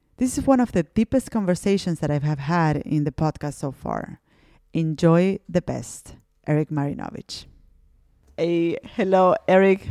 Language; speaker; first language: English; non-native, fluent; Spanish